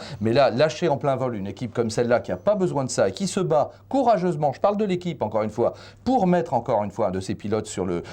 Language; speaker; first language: French; native; French